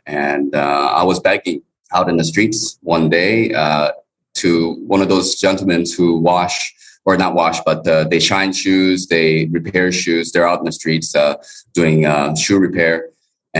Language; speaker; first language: English; early bilingual, other home language; Korean